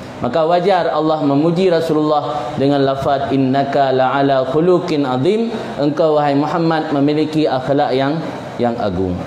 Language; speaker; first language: Malay; non-native, local second language; Achinese